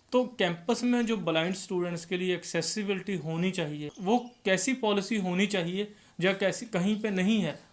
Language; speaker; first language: Hindi; non-native, local second language; Punjabi